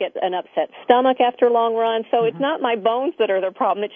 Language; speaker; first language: English; native; English